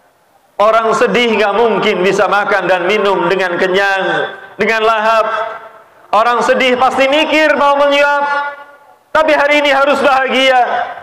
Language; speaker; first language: Indonesian; native; Indonesian